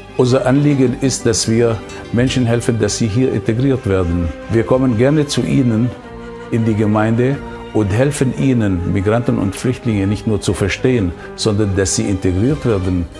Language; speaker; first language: German; non-native, fluent; Arabic